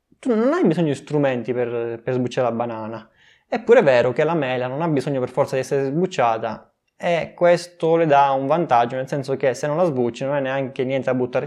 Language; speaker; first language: Italian; native; Italian